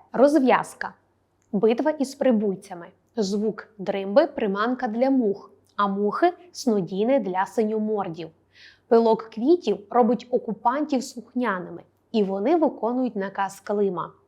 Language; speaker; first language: Ukrainian; native; Ukrainian